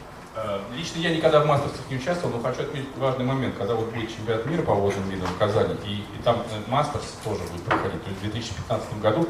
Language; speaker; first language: Russian; native; Russian